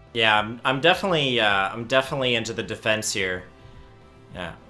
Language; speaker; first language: English; native; English